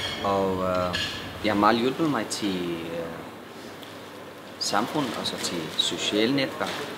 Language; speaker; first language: Danish; non-native, learner; Persian